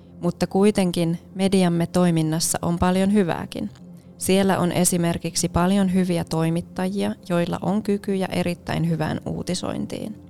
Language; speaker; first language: Finnish; native; Finnish